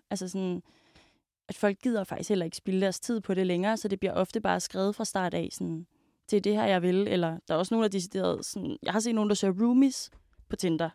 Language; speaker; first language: Danish; native; Danish